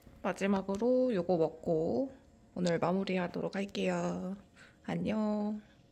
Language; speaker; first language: Korean; native; Korean